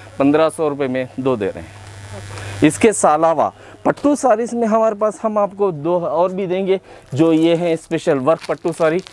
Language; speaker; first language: Hindi; non-native, local second language; Urdu